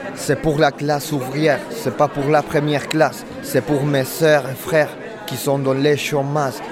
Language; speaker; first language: French; non-native, fluent; Spanish